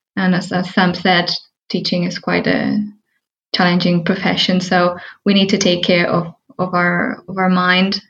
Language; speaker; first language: English; early bilingual, heritage; Spanish